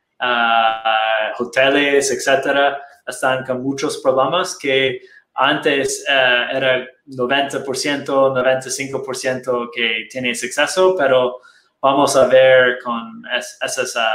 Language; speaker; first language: Spanish; non-native, fluent; Portuguese